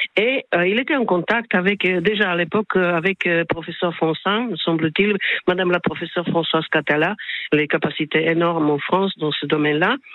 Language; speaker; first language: French; non-native, fluent; Slovak